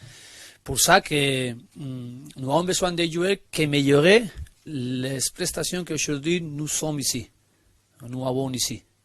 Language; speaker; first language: French; non-native, learner; Spanish